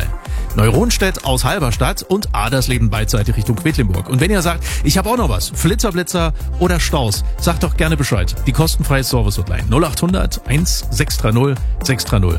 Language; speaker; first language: German; native; German